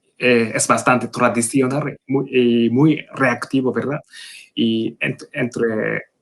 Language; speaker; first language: Spanish; non-native, learner; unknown